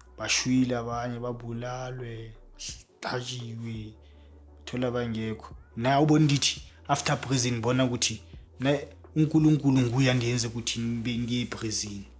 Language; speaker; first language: Zulu; non-native, local second language; Tswana